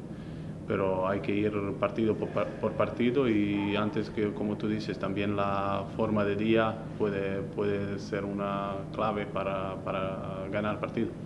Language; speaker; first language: Spanish; non-native, fluent; Slovenian